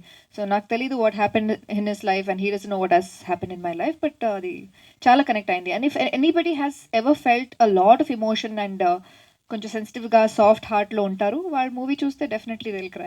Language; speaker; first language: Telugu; non-native, fluent; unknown